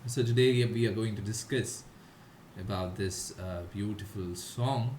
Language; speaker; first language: English; non-native, local second language; Malayalam